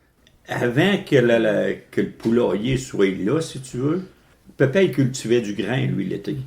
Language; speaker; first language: French; native; French